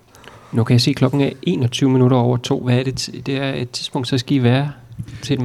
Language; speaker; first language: Danish; native; Danish